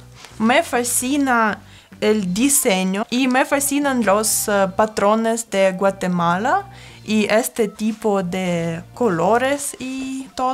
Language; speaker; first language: Spanish; non-native, fluent; Russian